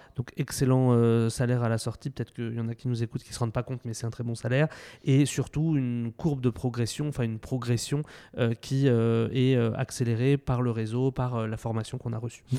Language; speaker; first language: French; native; French